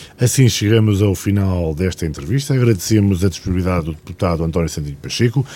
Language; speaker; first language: Portuguese; native; Portuguese